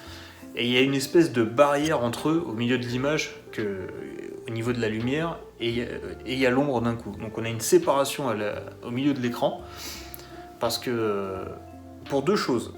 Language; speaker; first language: French; native; French